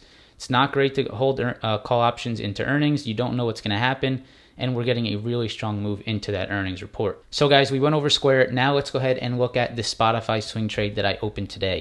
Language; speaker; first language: English; native; English